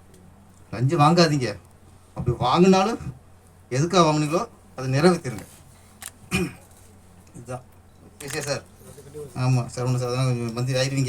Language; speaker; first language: Tamil; native; Tamil